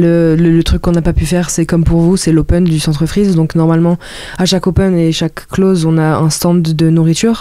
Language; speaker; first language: French; native; French